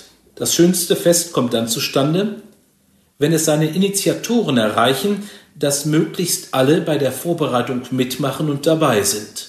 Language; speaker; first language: German; native; German